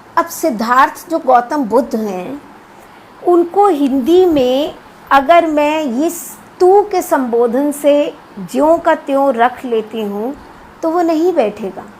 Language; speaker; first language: Hindi; non-native, local second language; Punjabi